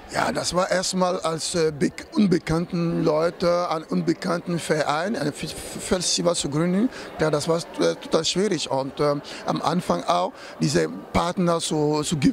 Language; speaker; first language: German; non-native, fluent; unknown